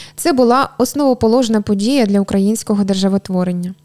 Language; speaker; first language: Ukrainian; native; Ukrainian